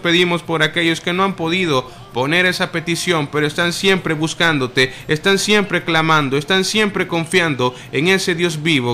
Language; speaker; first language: Spanish; native; Spanish